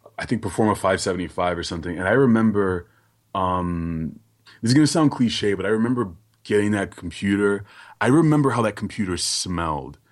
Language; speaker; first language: English; early bilingual, other home language; Haitian Creole